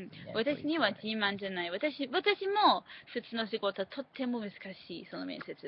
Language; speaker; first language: Japanese; non-native, learner; English